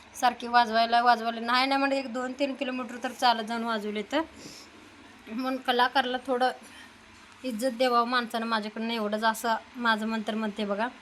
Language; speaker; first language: Marathi; native; Marathi